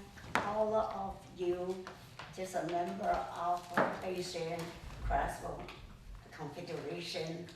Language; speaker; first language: English; non-native, learner; Chinese